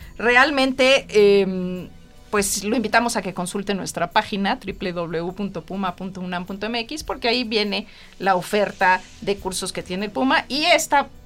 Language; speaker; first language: Spanish; native; Spanish